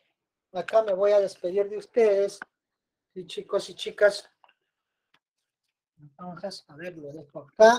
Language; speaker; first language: Spanish; native; Spanish